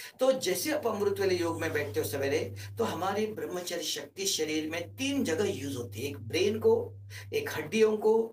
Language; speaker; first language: Hindi; native; Hindi